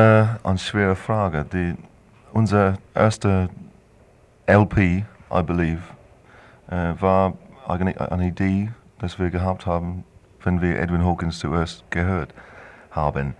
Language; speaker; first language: German; non-native, fluent; English